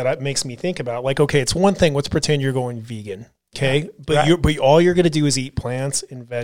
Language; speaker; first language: English; native; English